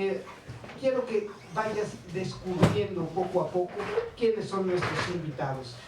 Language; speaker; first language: Spanish; native; Spanish